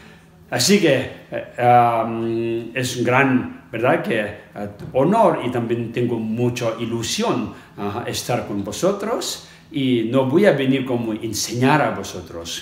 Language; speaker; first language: Spanish; non-native, fluent; Tibetan